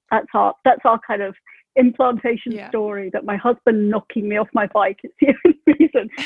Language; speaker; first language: English; native; English